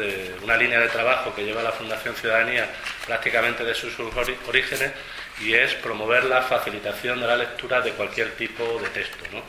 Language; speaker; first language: Spanish; native; Spanish